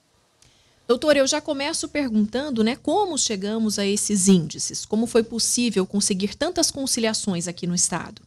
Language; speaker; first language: Portuguese; native; Portuguese